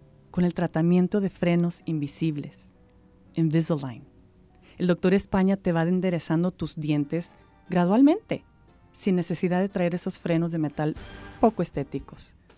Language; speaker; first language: Spanish; native; Spanish